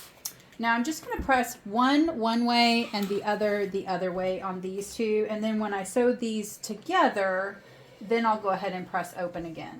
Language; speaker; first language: English; native; English